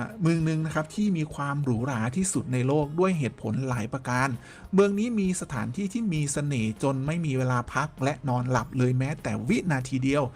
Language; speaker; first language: Thai; native; Thai